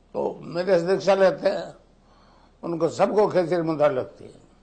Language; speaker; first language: Hindi; native; Hindi